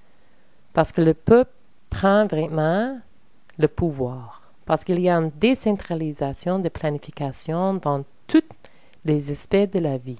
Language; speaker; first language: French; non-native, learner; English